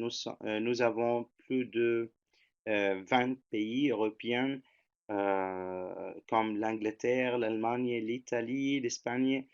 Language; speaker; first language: French; non-native, fluent; Turkish